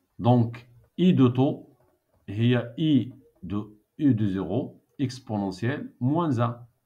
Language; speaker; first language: French; non-native, local second language; Arabic